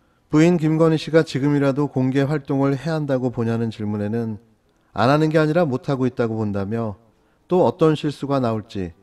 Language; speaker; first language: Korean; native; Korean